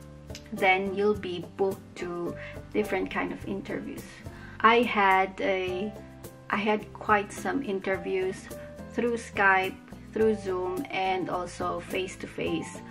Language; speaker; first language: English; non-native, local second language; Filipino